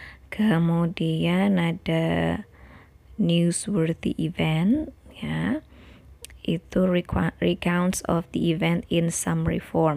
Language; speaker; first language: English; non-native, fluent; Indonesian